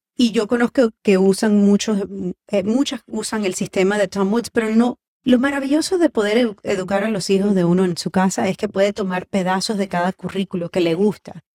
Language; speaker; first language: Spanish; native; Spanish